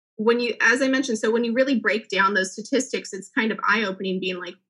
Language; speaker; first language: English; native; English